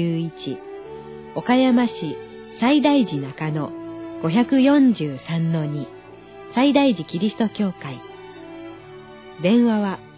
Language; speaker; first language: Japanese; native; Japanese